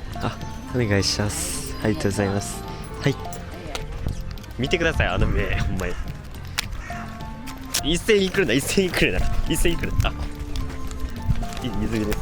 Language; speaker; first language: Japanese; native; Japanese